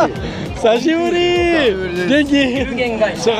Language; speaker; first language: Japanese; non-native, fluent; Persian